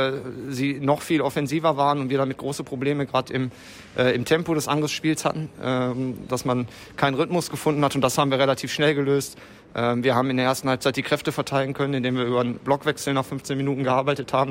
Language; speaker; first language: German; native; German